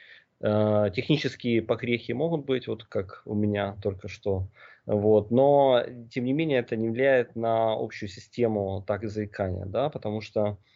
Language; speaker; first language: Russian; native; Russian